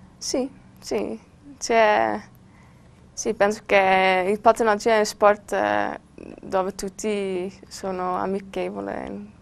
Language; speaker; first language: Italian; non-native, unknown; Dutch